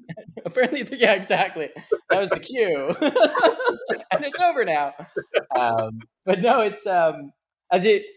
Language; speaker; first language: English; native; English